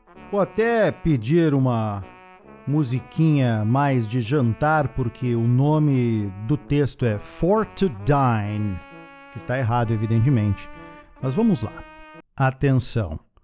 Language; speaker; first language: Portuguese; native; Portuguese